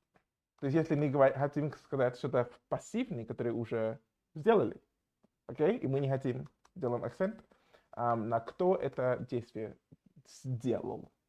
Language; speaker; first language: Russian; non-native, fluent; English